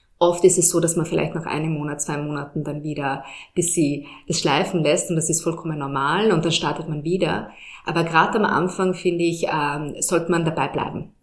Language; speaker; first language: German; early bilingual, heritage; German